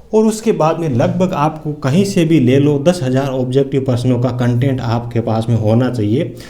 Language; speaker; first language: Hindi; native; Hindi